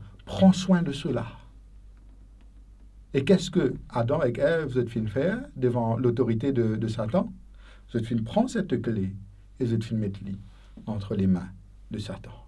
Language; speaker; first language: French; non-native, local second language; Haitian Creole